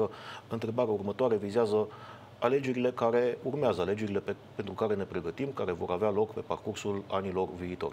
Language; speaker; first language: Romanian; native; Romanian